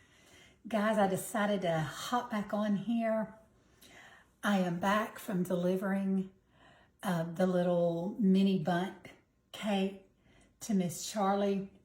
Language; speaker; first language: English; native; English